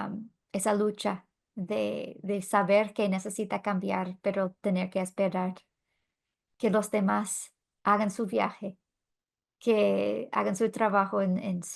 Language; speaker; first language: Spanish; non-native, fluent; English